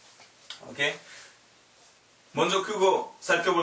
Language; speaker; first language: Korean; non-native, learner; French